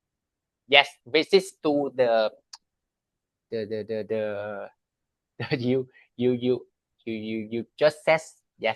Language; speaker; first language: English; non-native, learner; Vietnamese